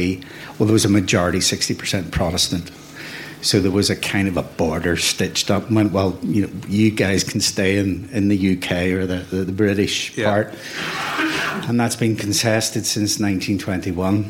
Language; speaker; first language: English; native; English